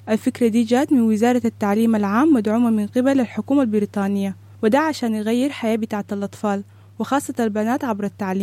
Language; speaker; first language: Arabic; native; Arabic